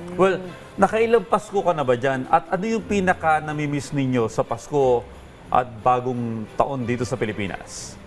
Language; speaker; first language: Filipino; native; Filipino